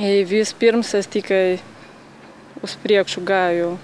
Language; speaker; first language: Latvian; non-native, local second language; Russian